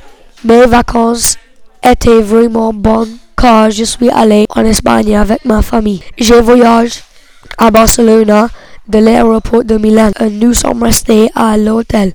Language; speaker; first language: French; non-native, learner; English